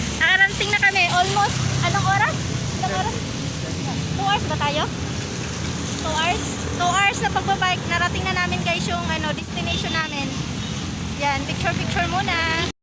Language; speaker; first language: Filipino; native; Filipino